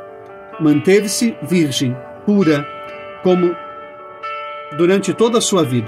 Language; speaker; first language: Portuguese; native; Portuguese